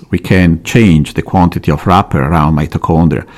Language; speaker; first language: English; non-native, fluent; Italian